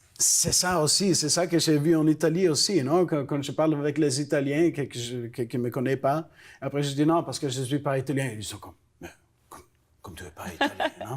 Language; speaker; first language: French; non-native, fluent; Italian